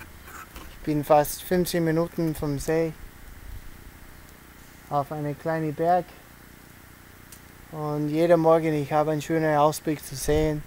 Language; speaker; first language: German; early bilingual, heritage; English